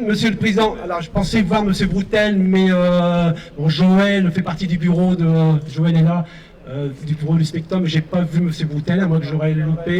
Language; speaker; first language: French; native; French